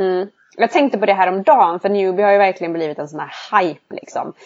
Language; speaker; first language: Swedish; native; Swedish